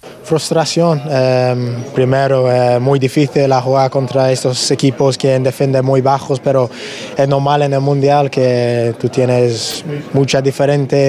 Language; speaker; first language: Spanish; non-native, learner; English